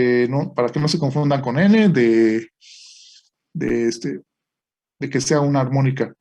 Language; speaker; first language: Spanish; native; Spanish